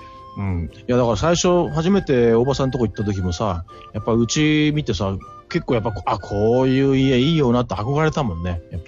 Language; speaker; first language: Japanese; native; Japanese